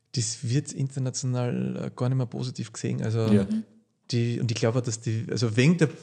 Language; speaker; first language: German; native; German